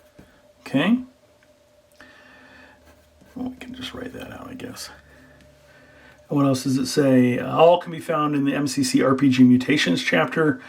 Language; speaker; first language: English; native; English